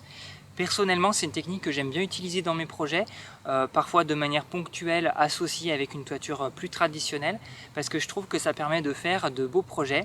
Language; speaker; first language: French; native; French